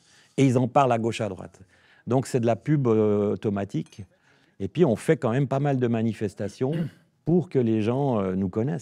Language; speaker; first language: French; native; French